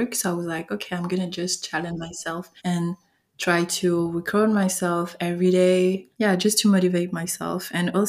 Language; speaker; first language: English; non-native, fluent; French